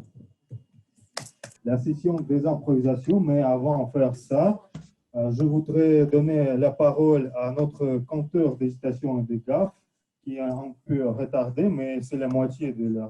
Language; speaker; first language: French; non-native, fluent; Russian